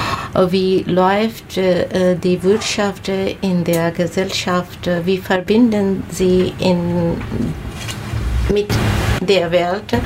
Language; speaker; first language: German; non-native, learner; Bangla